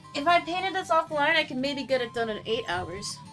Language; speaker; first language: English; native; English